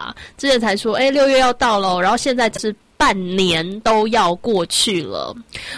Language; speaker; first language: Chinese; native; Chinese